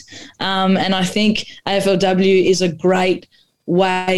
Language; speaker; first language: English; non-native, local second language; Croatian